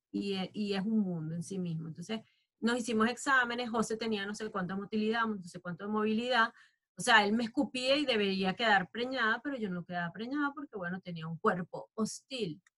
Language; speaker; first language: Spanish; native; Spanish